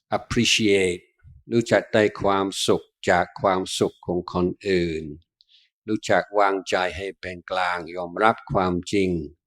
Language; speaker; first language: Thai; non-native, fluent; English